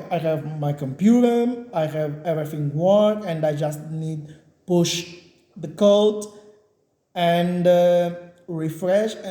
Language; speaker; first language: English; non-native, learner; Portuguese